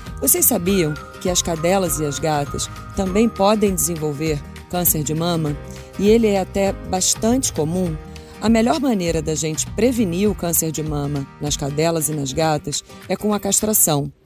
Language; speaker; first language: Portuguese; native; Portuguese